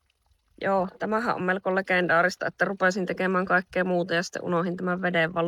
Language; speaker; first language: Finnish; native; Finnish